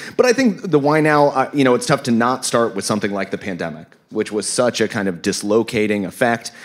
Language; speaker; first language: English; native; English